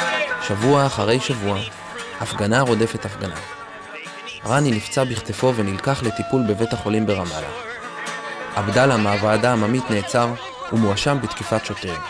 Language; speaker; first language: Hebrew; native; Hebrew